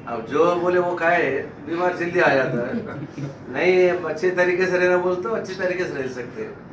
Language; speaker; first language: Hindi; non-native, local second language; Telugu